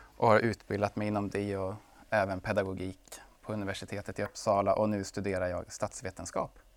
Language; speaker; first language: Swedish; native; Swedish